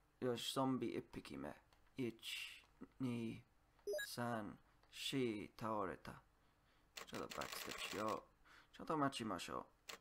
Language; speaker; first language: Japanese; non-native, learner; English